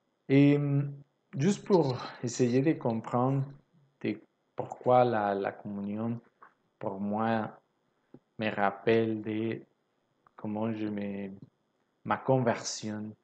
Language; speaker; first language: French; non-native, fluent; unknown